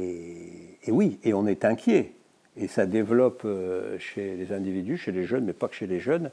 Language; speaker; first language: French; native; French